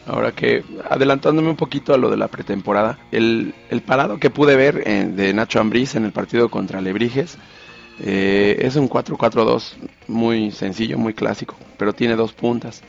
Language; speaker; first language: Spanish; native; Spanish